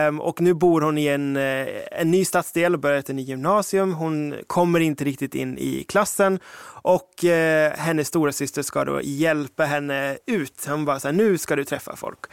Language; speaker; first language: Swedish; early bilingual, other home language; English